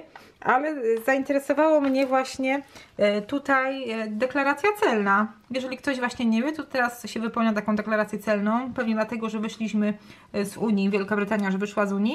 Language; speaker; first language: Polish; native; Polish